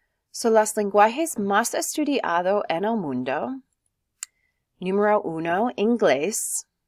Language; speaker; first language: Spanish; non-native, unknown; English